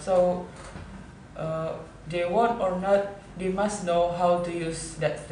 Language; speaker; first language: English; non-native, learner; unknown